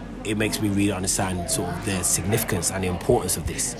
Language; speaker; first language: English; native; English